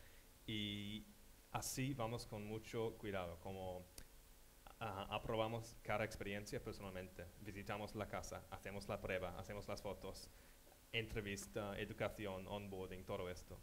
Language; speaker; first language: Spanish; non-native, fluent; English